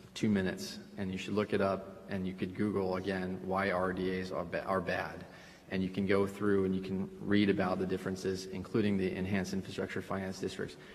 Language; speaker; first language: English; early bilingual, other home language; Spanish